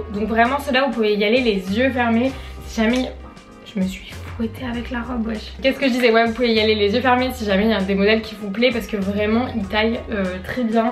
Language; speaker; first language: French; native; French